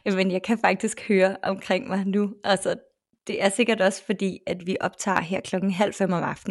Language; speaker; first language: Danish; native; Danish